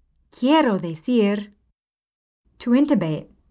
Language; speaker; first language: Spanish; non-native, fluent; English